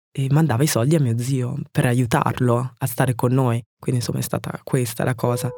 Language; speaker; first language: Italian; early bilingual, other home language; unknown